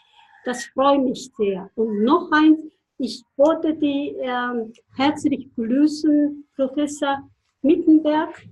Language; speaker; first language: German; non-native, fluent; Japanese